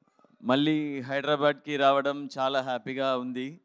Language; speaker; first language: Telugu; non-native, learner; Tamil